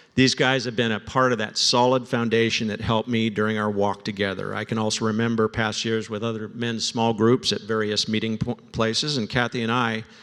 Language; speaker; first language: English; native; English